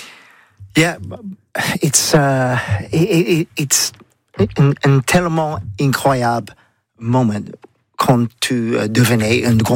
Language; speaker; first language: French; non-native, learner; English